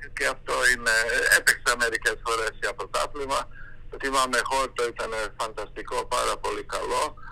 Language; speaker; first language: Greek; non-native, fluent; Croatian